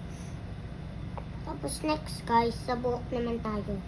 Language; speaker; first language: Filipino; native; Filipino